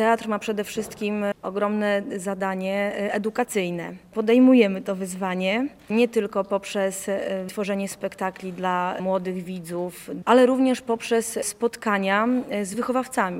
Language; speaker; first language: Polish; native; Polish